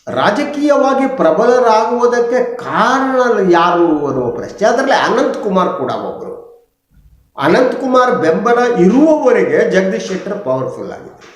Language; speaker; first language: Kannada; native; Kannada